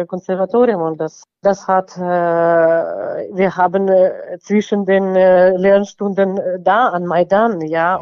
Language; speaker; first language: German; non-native, fluent; Ukrainian